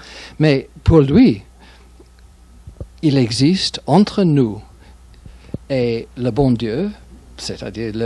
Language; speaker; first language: French; non-native, fluent; English